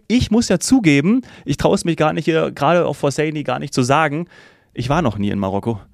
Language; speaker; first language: German; native; German